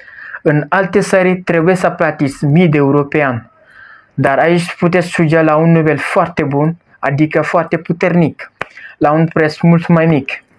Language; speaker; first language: Romanian; non-native, learner; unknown